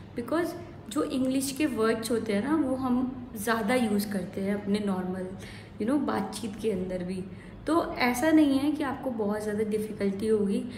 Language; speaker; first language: Hindi; native; Hindi